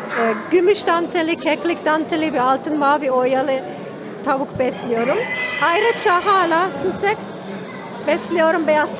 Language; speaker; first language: Turkish; non-native, fluent; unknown